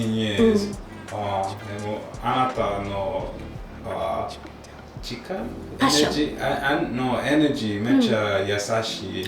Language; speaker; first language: Japanese; non-native, learner; English